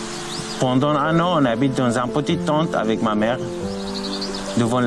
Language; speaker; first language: French; non-native, learner; Arabic